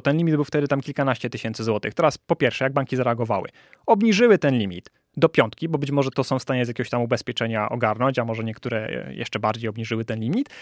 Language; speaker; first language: Polish; native; Polish